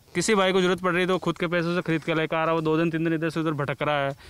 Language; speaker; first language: Hindi; native; Hindi